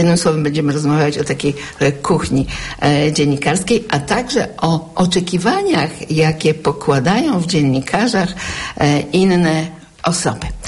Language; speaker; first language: Polish; native; Polish